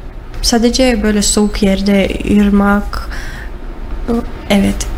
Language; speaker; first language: Turkish; non-native, learner; Russian